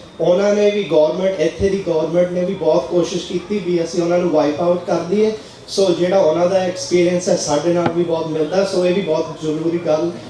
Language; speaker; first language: Punjabi; early bilingual, heritage; Punjabi